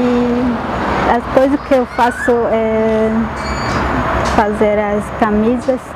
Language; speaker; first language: Portuguese; non-native, local second language; Guarani